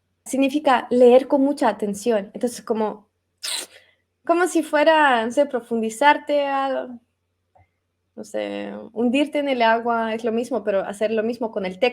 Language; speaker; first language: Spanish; non-native, fluent; Russian